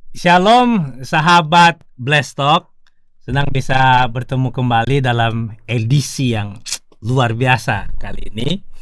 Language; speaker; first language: Indonesian; native; Indonesian